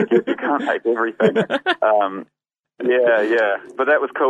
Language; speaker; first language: English; native; English